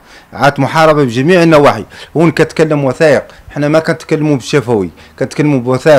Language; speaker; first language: Arabic; native; Arabic